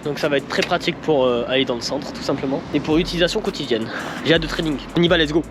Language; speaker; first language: French; native; French